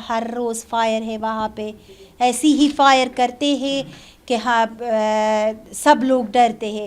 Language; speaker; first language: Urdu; non-native, learner; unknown